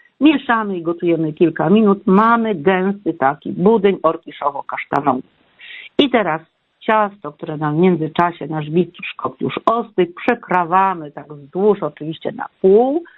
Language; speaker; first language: Polish; native; Polish